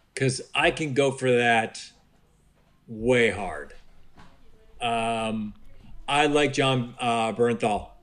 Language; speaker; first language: English; native; English